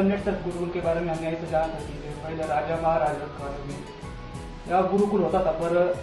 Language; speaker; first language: Hindi; non-native, local second language; Marathi